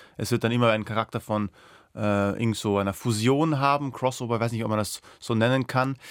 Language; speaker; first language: German; non-native, local second language; Persian